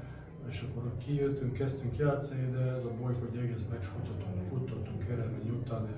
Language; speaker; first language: Hungarian; non-native, fluent; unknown